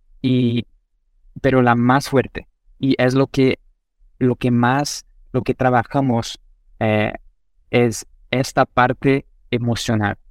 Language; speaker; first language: Spanish; non-native, fluent; Portuguese